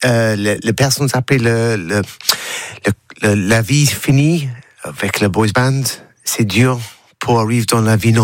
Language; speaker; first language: French; non-native, learner; English